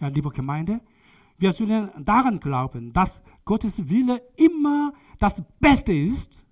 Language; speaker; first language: German; non-native, learner; Korean